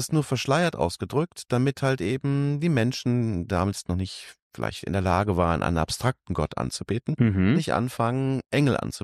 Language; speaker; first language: German; native; German